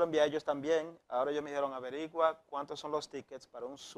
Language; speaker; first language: Spanish; native; Spanish